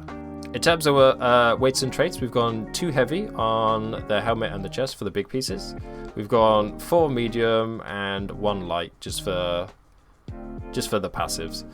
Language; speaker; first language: English; native; English